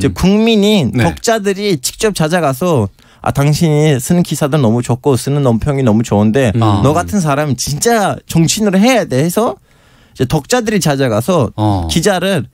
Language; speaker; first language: Korean; non-native, fluent; Turkish